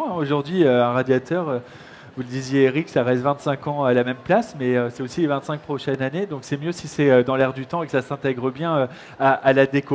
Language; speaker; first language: French; native; French